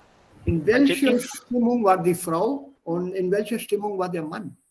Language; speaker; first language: German; non-native, fluent; Hindi